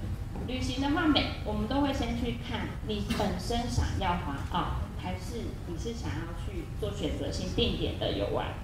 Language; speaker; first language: Chinese; native; Chinese